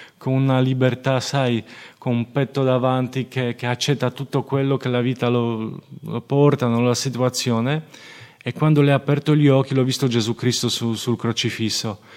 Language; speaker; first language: Italian; non-native, fluent; Polish